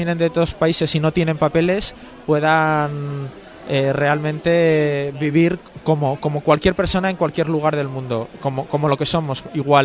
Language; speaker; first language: Spanish; native; Spanish